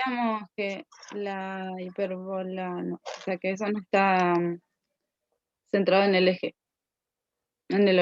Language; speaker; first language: Spanish; native; Spanish